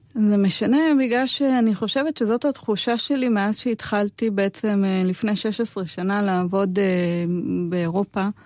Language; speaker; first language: Hebrew; native; Hebrew